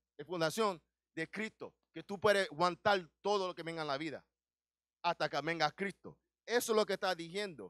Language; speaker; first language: Spanish; early bilingual, heritage; Spanish